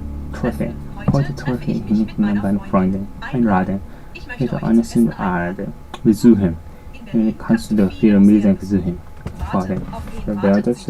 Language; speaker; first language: German; non-native, learner; Japanese